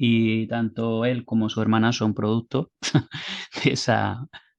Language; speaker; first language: Spanish; native; Spanish